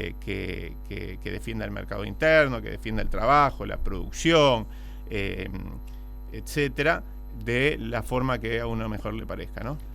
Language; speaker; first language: Spanish; native; Spanish